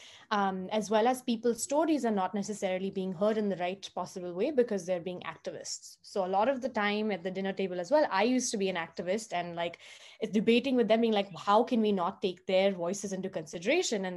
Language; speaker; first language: English; non-native, local second language; Hindi